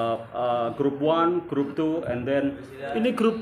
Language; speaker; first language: English; non-native, learner; Indonesian